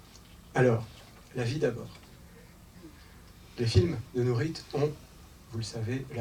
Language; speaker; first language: French; native; French